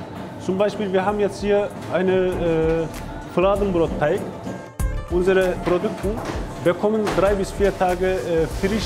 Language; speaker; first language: German; non-native, learner; Turkish